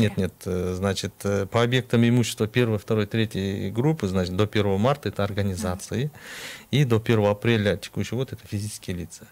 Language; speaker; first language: Russian; non-native, local second language; Kyrgyz